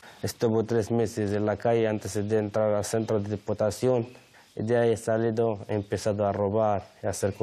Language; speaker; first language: Spanish; non-native, learner; Arabic